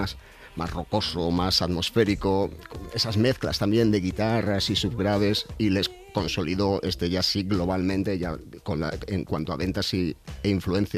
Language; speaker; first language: Spanish; native; Spanish